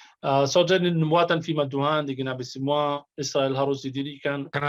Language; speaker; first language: Indonesian; non-native, fluent; Arabic